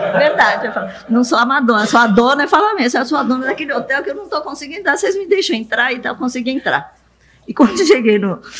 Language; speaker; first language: Portuguese; early bilingual, other home language; Japanese